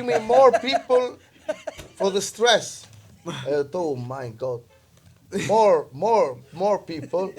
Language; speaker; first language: English; non-native, learner; Italian